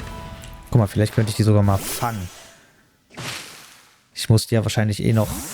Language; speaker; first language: German; native; German